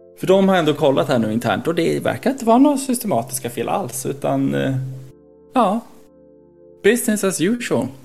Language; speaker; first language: Swedish; native; Swedish